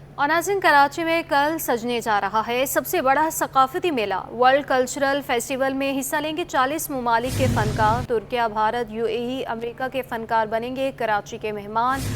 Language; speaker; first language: Urdu; native; Urdu